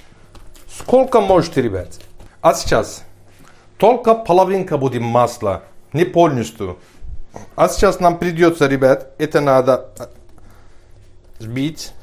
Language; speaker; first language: Russian; non-native, learner; Turkish